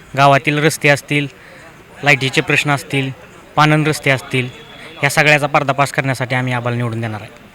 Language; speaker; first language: Marathi; native; Marathi